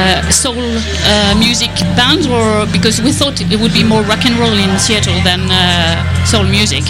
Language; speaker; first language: English; non-native, fluent; French